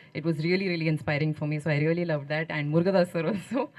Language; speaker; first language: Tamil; non-native, learner; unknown